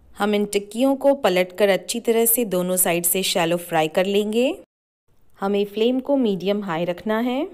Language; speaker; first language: Hindi; native; Hindi